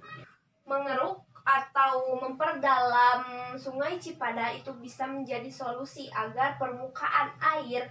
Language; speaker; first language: Indonesian; native; Indonesian